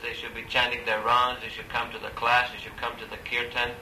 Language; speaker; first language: English; native; English